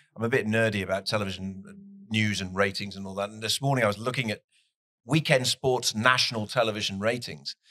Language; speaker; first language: English; native; English